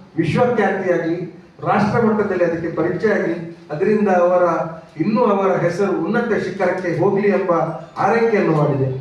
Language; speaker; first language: Kannada; non-native, local second language; Tulu